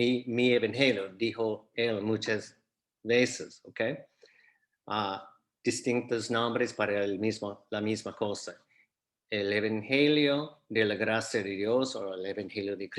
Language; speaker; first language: Spanish; non-native, fluent; English